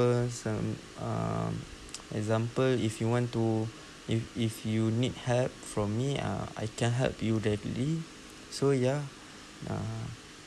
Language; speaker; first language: English; non-native, local second language; Malay